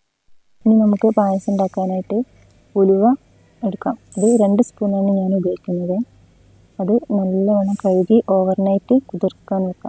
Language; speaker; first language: Malayalam; native; Malayalam